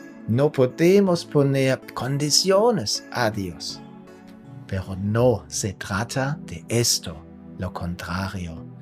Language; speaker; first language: Spanish; non-native, fluent; German